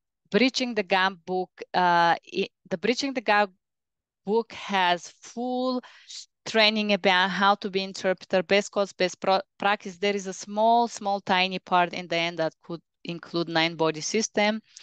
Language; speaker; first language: English; non-native, fluent; Bulgarian